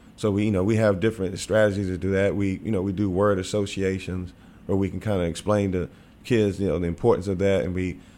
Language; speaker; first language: English; native; English